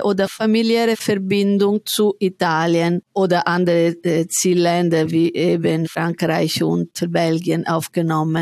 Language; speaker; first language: German; non-native, fluent; Italian